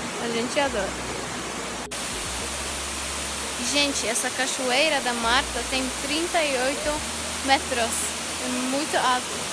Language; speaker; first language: Portuguese; non-native, fluent; Polish